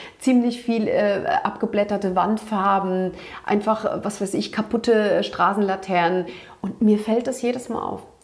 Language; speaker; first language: German; early bilingual, other home language; Turkish